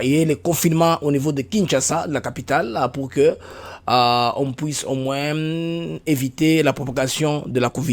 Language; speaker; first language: French; non-native, local second language; Lingala